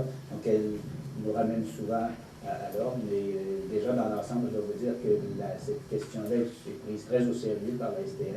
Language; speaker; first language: French; native; French